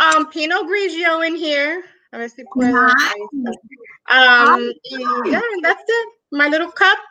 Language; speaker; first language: Spanish; early bilingual, heritage; Spanish